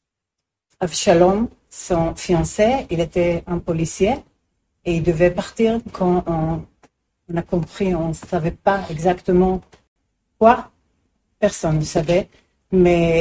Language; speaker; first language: French; non-native, learner; Hebrew